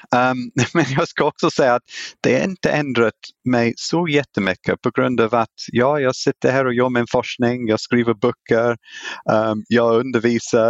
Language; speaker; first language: Swedish; non-native, fluent; English